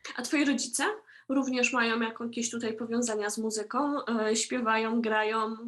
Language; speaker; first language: Polish; native; Polish